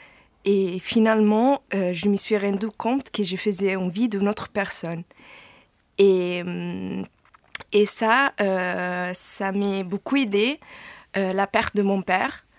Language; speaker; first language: French; non-native, fluent; Italian